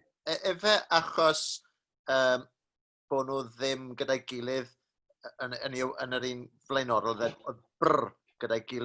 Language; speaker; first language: Welsh; native; Welsh